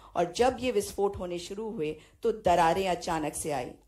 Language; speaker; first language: Hindi; native; Hindi